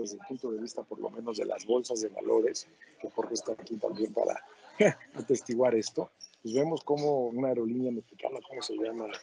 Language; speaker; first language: Spanish; native; Spanish